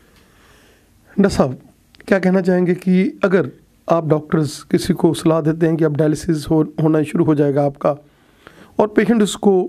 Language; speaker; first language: Hindi; non-native, local second language; Punjabi